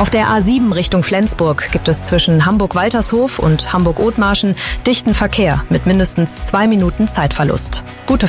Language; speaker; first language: German; native; German